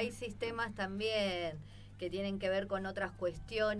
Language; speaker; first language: Spanish; native; Spanish